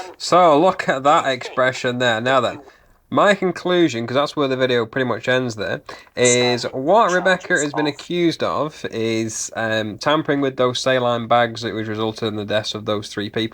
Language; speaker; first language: English; native; English